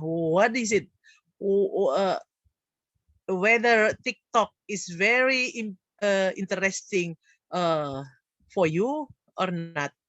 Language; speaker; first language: English; non-native, learner; Indonesian